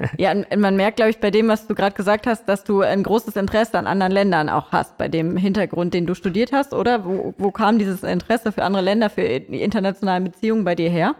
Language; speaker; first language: German; native; German